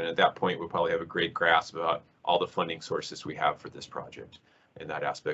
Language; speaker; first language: English; native; English